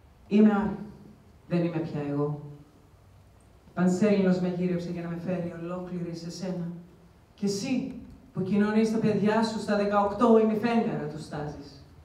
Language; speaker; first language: Greek; native; Greek